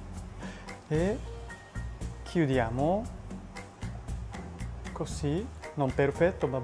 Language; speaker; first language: Italian; non-native, learner; Japanese